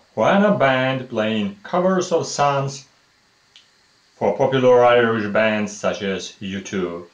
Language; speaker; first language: English; non-native, fluent; Russian